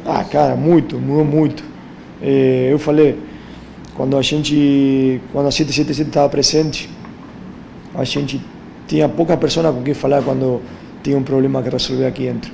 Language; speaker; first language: Portuguese; non-native, fluent; Spanish